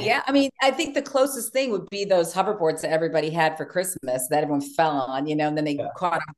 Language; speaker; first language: English; native; English